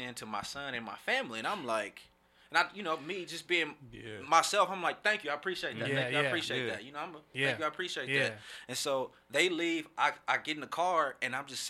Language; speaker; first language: English; native; English